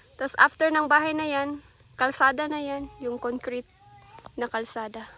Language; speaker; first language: Filipino; native; Filipino